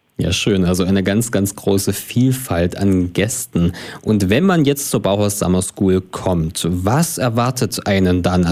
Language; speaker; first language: German; native; German